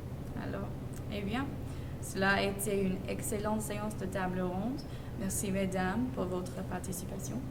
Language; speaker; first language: French; non-native, learner; English